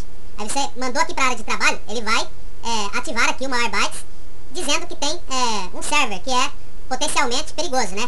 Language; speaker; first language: Portuguese; native; Portuguese